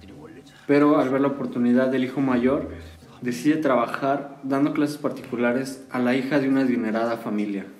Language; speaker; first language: Spanish; native; Spanish